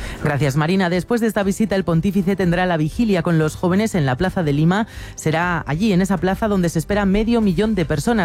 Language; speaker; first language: Spanish; native; Spanish